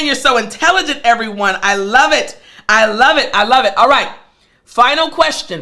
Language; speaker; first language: English; native; English